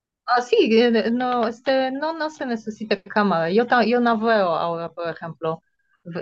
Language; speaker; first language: Spanish; non-native, fluent; Polish